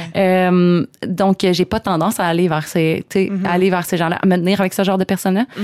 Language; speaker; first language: French; native; French